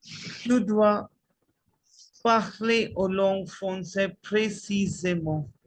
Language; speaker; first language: French; non-native, learner; Hindi